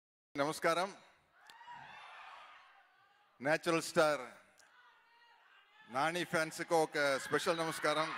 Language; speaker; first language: Telugu; non-native, learner; Tamil